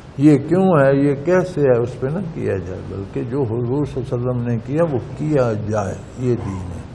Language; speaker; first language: Urdu; non-native, local second language; Punjabi